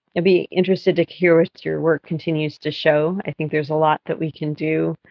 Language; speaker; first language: English; native; English